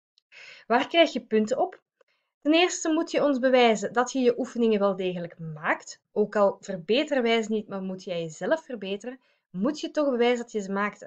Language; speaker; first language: Dutch; native; Dutch